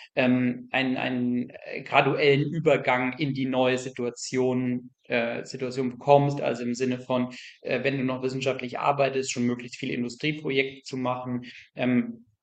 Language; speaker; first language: German; native; German